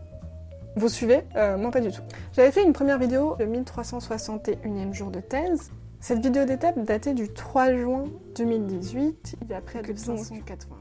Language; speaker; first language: French; native; French